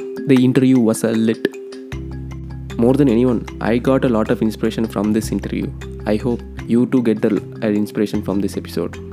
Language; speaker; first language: English; non-native, local second language; Tamil